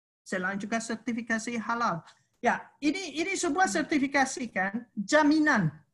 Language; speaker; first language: Indonesian; non-native, fluent; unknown